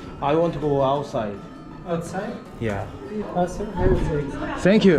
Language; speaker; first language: English; non-native, learner; Korean